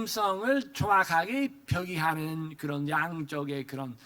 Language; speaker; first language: Korean; non-native, fluent; English